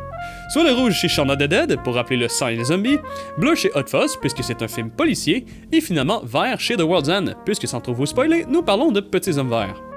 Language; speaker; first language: French; native; French